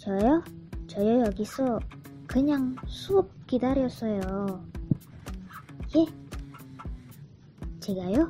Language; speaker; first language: Korean; non-native, learner; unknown